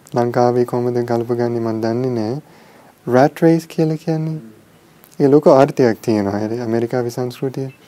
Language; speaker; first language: Sinhala; non-native, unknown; English